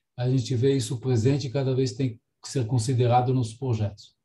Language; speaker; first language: Portuguese; non-native, fluent; Hebrew